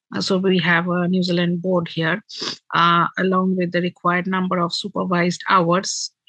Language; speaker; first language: English; non-native, local second language; Bangla